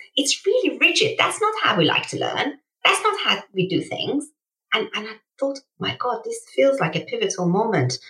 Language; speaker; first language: English; early bilingual, other home language; Persian